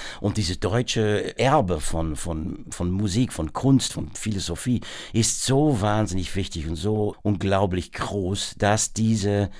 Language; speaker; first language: German; non-native, fluent; English